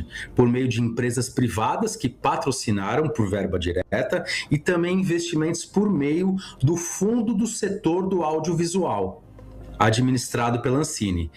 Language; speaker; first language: Portuguese; native; Portuguese